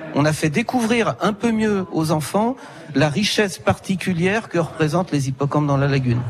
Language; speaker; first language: French; native; French